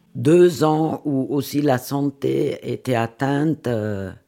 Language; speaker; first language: French; non-native, fluent; Swiss German